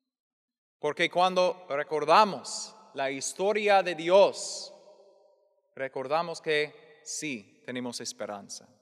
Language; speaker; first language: Spanish; non-native, fluent; English